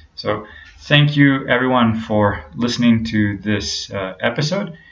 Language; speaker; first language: English; native; English